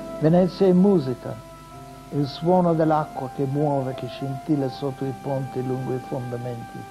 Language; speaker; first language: Italian; non-native, fluent; English